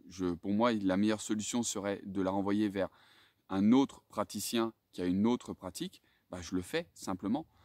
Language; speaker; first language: French; native; French